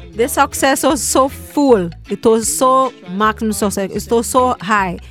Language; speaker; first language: English; non-native, fluent; Portuguese